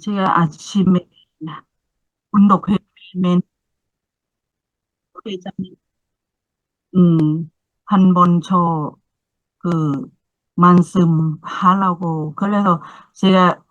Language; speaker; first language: Korean; non-native, learner; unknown